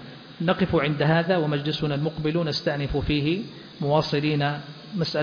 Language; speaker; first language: Arabic; native; Arabic